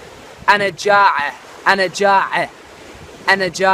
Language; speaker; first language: Arabic; non-native, learner; English